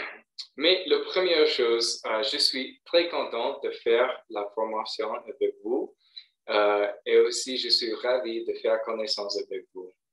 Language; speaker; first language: French; non-native, fluent; English